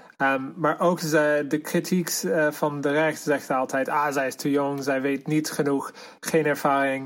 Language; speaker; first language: Dutch; non-native, fluent; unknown